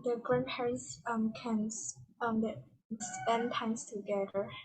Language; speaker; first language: English; non-native, learner; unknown